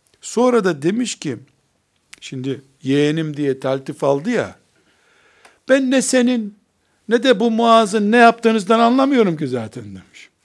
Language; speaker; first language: Turkish; native; Turkish